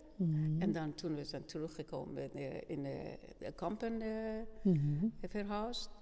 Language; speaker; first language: Dutch; non-native, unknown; Persian